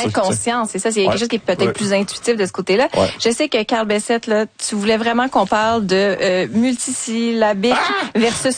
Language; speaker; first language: French; native; French